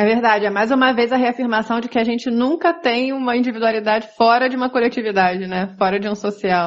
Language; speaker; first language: Portuguese; native; Portuguese